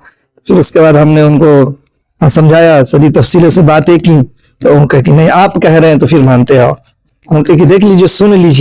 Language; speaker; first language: Urdu; native; Urdu